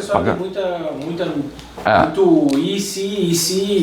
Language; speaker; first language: Portuguese; native; Portuguese